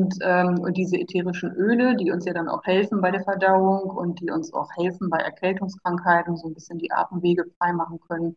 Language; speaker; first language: German; native; German